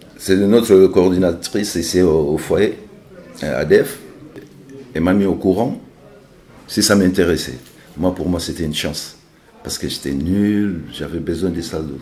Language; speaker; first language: French; non-native, local second language; Lingala